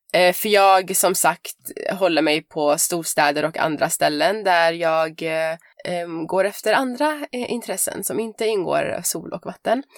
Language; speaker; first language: Swedish; early bilingual, other home language; Persian